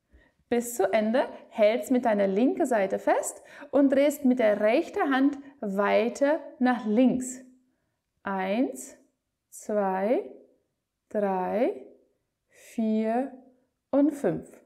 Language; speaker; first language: German; native; German